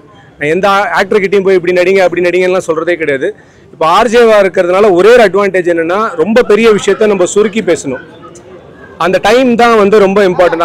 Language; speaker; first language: Tamil; native; Tamil